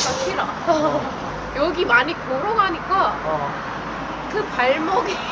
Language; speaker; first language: Korean; non-native, fluent; Indonesian